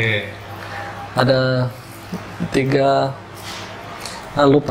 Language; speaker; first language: Indonesian; non-native, learner; Portuguese